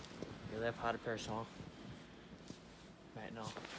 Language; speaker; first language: French; non-native, learner; English